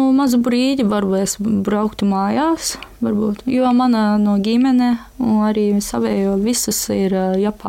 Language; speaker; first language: Latvian; non-native, learner; Japanese